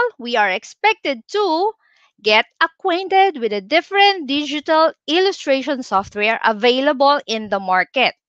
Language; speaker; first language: English; non-native, local second language; Filipino